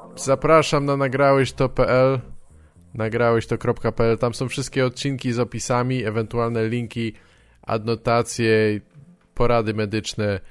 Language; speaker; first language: Polish; native; Polish